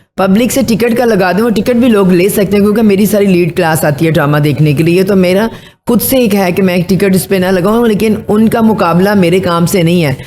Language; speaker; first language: Urdu; non-native, local second language; Punjabi